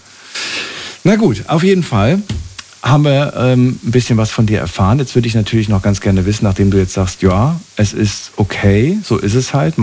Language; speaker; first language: German; native; German